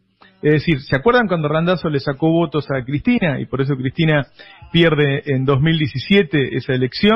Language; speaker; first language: Spanish; native; Spanish